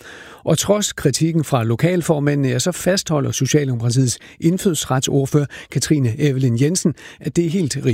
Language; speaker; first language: Danish; native; Danish